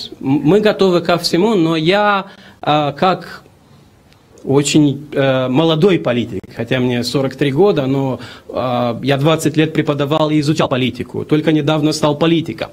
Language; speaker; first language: Russian; non-native, local second language; Romanian